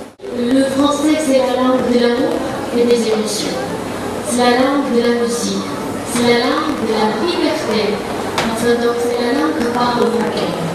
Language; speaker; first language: French; non-native, fluent; Armenian